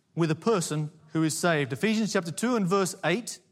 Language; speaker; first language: English; native; English